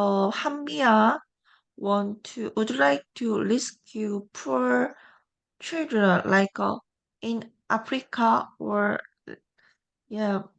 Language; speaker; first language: English; non-native, learner; Korean